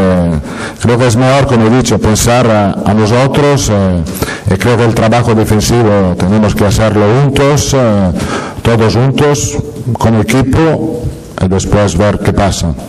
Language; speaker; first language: Spanish; non-native, fluent; Italian